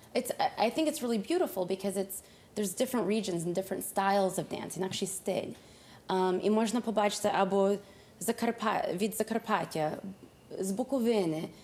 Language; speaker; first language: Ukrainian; early bilingual, heritage; Ukrainian